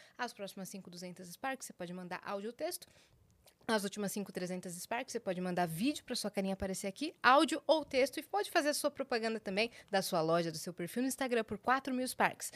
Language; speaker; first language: Portuguese; native; Portuguese